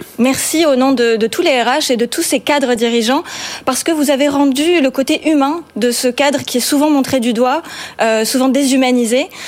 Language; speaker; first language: French; native; French